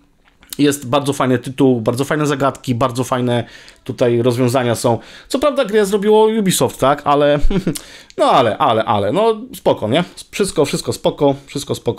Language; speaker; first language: Polish; native; Polish